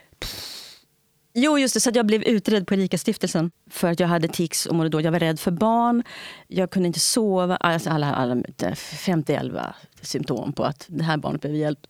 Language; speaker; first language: Swedish; native; Swedish